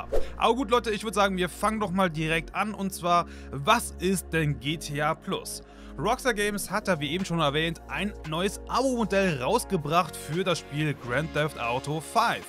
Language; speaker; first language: German; native; German